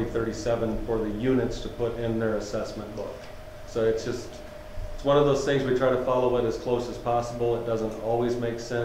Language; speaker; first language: English; native; English